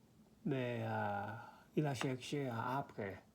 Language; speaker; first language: French; non-native, learner; Korean